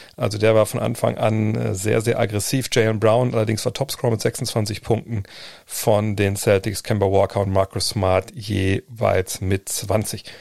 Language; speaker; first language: German; native; German